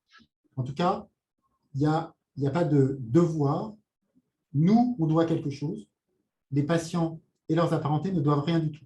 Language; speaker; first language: French; native; French